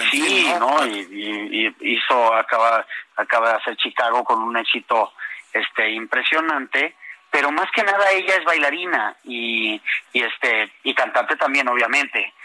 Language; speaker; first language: Spanish; native; Spanish